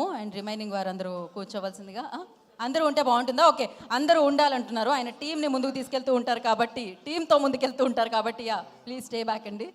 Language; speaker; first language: Telugu; native; Telugu